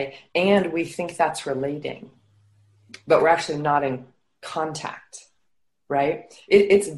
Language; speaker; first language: English; native; English